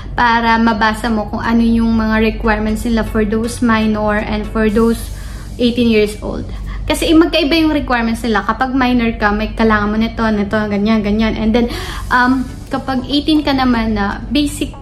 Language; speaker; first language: Filipino; non-native, local second language; Bikol